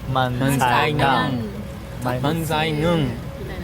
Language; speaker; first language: Thai; non-native, learner; Japanese